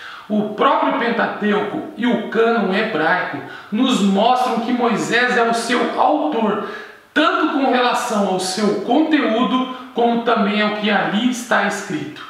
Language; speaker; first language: Portuguese; native; Portuguese